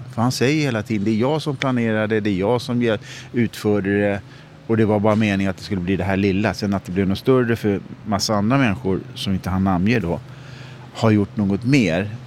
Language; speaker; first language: Swedish; native; Swedish